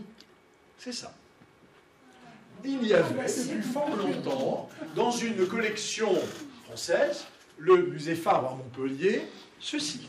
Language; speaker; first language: French; native; French